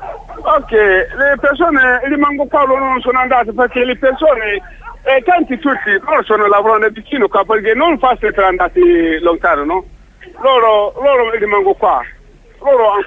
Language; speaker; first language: Italian; non-native, local second language; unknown